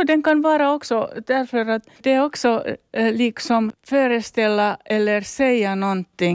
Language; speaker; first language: Swedish; non-native, local second language; Finnish